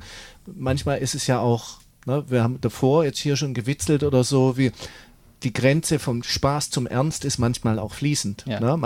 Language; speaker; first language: German; native; German